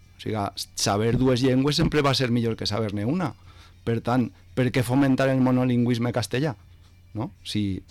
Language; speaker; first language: Catalan; non-native, local second language; Spanish